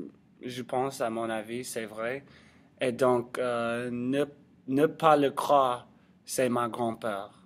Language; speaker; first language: French; non-native, learner; English